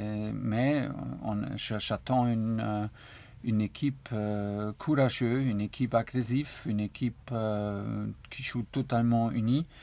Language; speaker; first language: French; non-native, learner; German